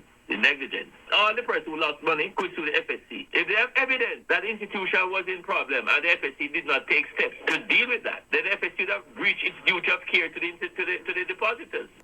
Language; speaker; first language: English; native; English